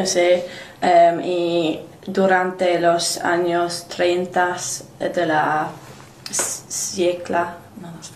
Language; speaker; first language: Spanish; non-native, learner; English